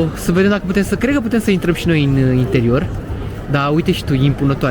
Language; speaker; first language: Romanian; native; Romanian